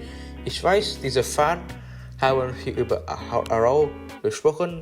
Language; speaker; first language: German; non-native, learner; English